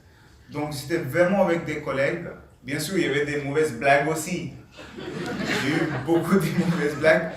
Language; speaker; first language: French; non-native, learner; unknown